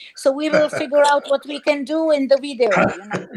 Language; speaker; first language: English; non-native, learner; German